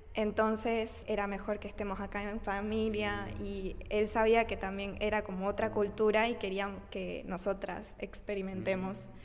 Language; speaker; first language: Spanish; early bilingual, other home language; Japanese